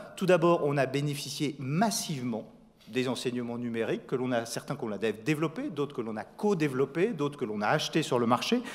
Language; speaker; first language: French; native; French